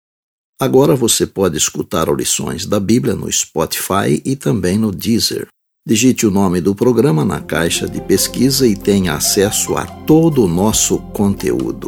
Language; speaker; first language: Portuguese; native; Portuguese